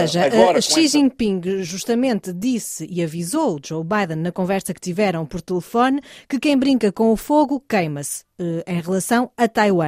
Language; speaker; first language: Portuguese; native; Portuguese